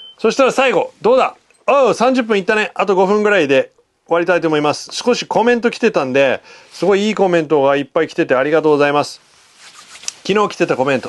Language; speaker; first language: Japanese; non-native, fluent; English